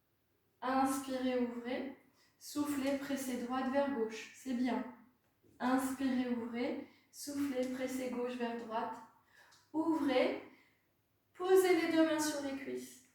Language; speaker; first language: French; native; French